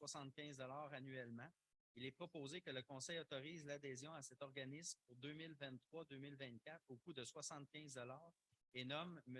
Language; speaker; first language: French; native; French